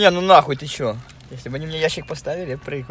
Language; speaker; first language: Russian; native; Russian